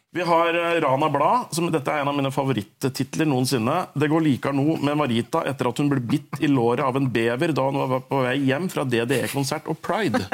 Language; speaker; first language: Norwegian; native; Norwegian